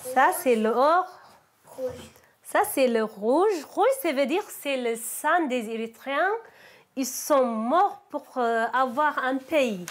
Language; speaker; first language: French; non-native, learner; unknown